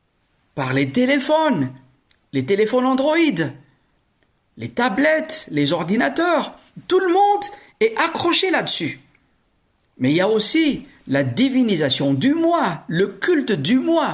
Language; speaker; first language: French; non-native, local second language; Malagasy